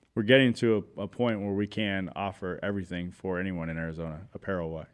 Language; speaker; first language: English; native; English